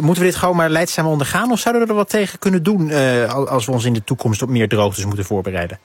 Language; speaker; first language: Dutch; native; Dutch